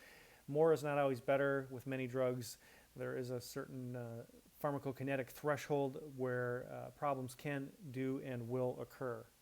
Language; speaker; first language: English; native; English